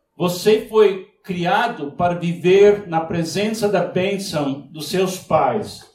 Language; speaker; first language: Portuguese; non-native, fluent; English